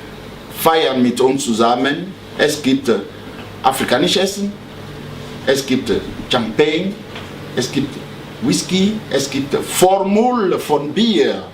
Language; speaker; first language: German; non-native, learner; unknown